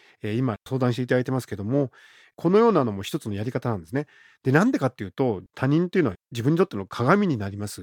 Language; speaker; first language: Japanese; native; Japanese